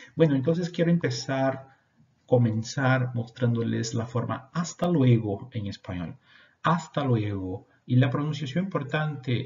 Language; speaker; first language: Spanish; non-native, fluent; Portuguese